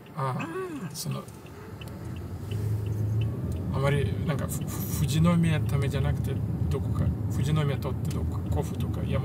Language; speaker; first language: Japanese; non-native, fluent; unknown